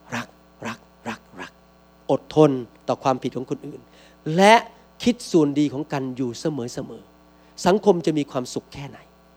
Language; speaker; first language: Thai; native; Thai